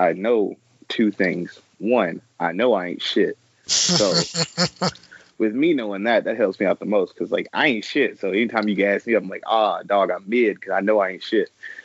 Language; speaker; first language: English; native; English